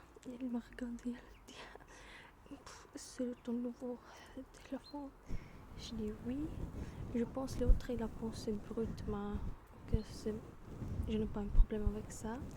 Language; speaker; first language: French; non-native, learner; German